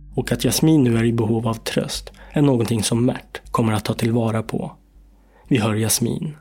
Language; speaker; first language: Swedish; native; Swedish